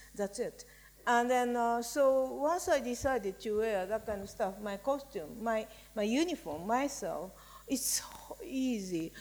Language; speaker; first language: English; non-native, fluent; Japanese